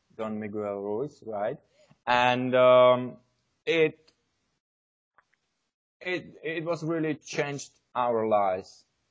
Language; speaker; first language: English; non-native, learner; Czech